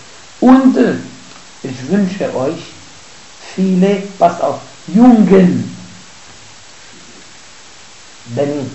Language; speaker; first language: German; non-native, fluent; Arabic